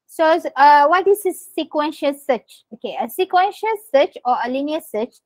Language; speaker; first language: English; non-native, local second language; Malay